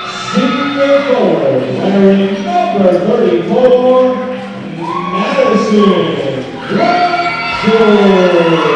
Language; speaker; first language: English; native; English